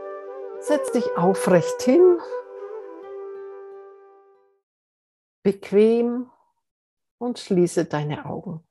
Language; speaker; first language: German; native; German